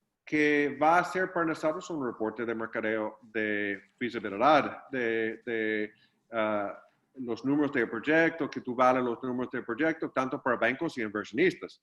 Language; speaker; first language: Spanish; non-native, fluent; English